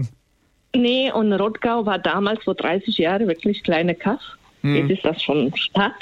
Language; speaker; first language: German; non-native, fluent; Slovak